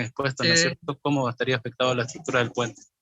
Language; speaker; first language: Spanish; native; Spanish